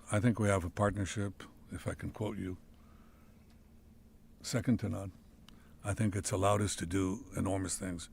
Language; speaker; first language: English; non-native, fluent; Hebrew